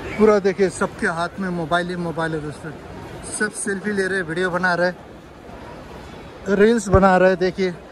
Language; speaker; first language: Hindi; native; Hindi